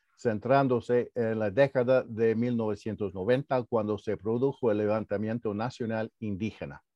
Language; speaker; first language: Spanish; early bilingual, heritage; Spanish